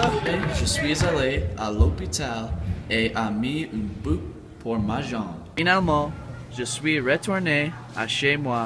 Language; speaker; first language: French; non-native, learner; English